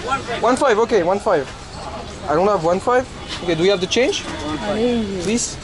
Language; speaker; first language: English; non-native, learner; French